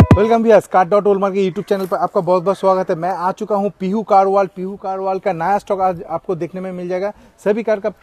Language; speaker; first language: Hindi; non-native, local second language; Bangla